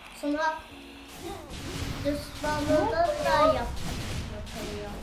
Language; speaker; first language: Turkish; early bilingual, heritage; German